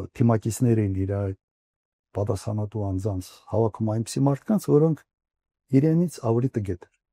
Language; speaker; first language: Armenian; native; Armenian